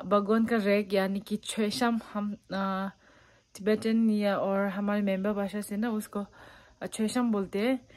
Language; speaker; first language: Hindi; non-native, local second language; Tibetan